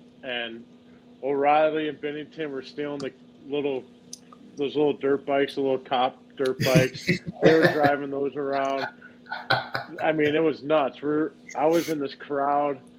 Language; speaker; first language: English; native; English